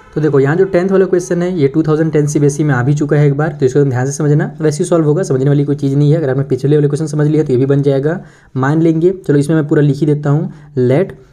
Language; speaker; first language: Hindi; native; Hindi